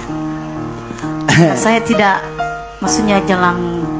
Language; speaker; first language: Indonesian; non-native, local second language; Buginese